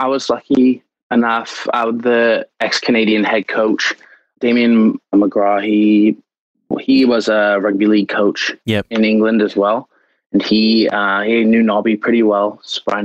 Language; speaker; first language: English; native; English